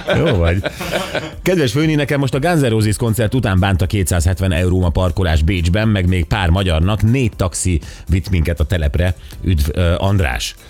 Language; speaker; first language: Hungarian; native; Hungarian